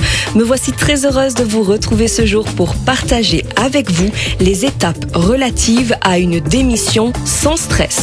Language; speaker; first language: French; native; French